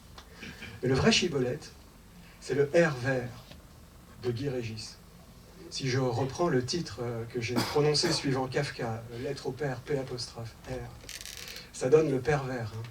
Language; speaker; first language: French; native; French